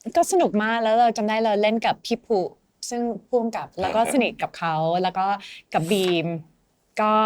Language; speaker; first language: Thai; early bilingual, heritage; English